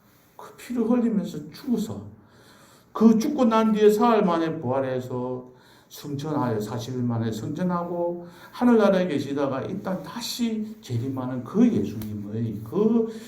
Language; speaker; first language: Korean; native; Korean